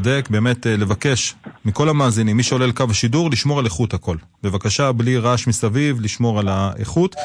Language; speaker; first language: Hebrew; native; Hebrew